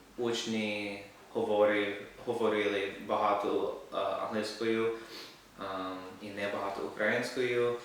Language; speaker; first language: Ukrainian; non-native, learner; English